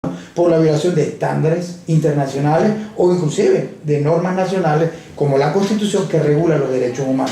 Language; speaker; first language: Spanish; native; Spanish